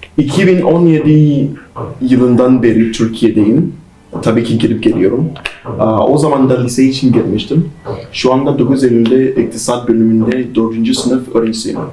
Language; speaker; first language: Turkish; non-native, fluent; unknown